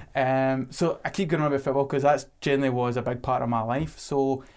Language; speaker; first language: English; native; English